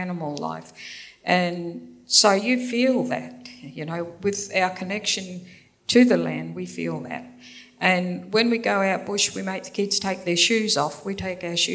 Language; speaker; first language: English; native; English